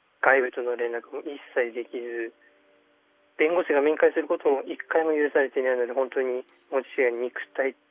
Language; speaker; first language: Japanese; early bilingual, other home language; Chinese